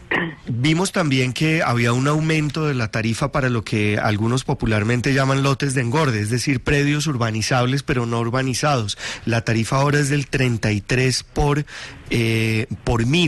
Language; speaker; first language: Spanish; native; Spanish